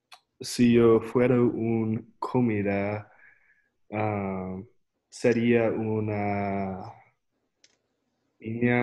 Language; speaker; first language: Spanish; non-native, learner; English